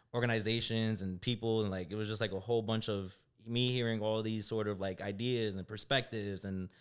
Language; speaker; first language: English; native; English